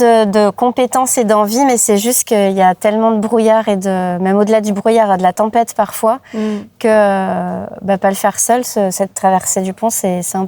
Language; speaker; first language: French; native; French